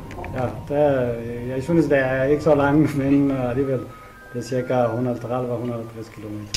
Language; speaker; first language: Danish; non-native, learner; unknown